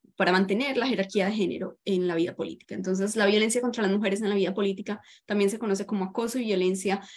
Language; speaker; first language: Spanish; native; Spanish